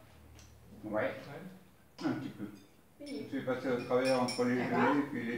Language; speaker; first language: French; native; French